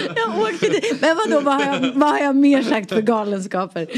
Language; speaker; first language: Swedish; native; Swedish